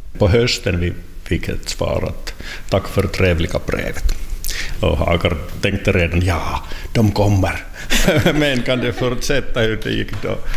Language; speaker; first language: Swedish; non-native, local second language; Finnish